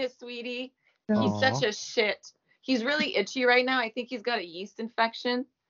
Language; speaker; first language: English; non-native, fluent; French